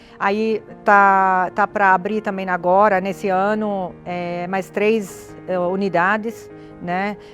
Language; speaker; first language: Portuguese; non-native, fluent; Arabic